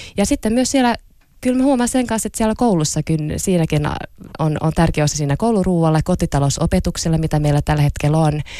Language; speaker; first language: Finnish; non-native, local second language; Swedish